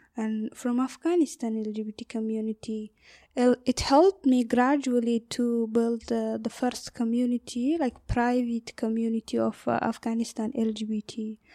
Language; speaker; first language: English; non-native, learner; Persian